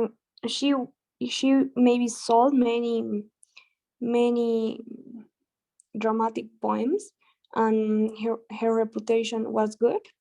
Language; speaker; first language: English; non-native, learner; Spanish